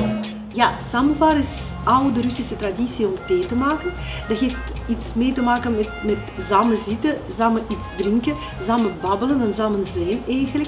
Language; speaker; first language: Dutch; non-native, fluent; Russian